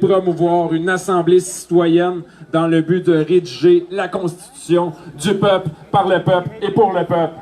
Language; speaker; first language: French; native; French